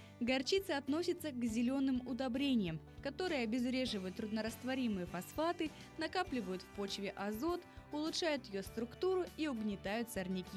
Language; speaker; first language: Russian; native; Russian